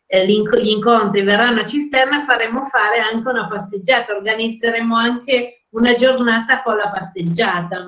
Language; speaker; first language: Italian; native; Italian